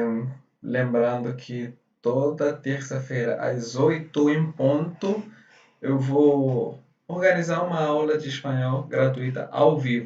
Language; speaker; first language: Portuguese; non-native, fluent; Spanish